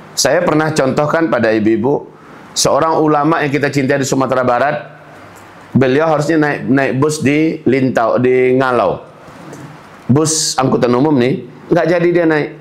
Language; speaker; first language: Malay; non-native, local second language; Minangkabau